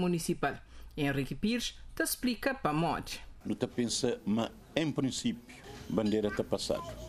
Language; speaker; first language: Portuguese; non-native, local second language; Kabuverdianu